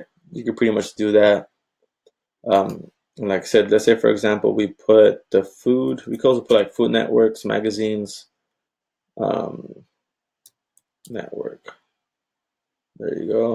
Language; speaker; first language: English; native; English